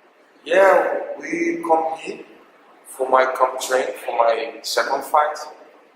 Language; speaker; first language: English; non-native, learner; Portuguese